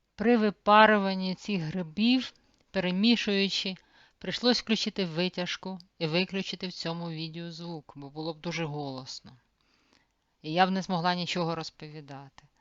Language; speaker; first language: Ukrainian; native; Ukrainian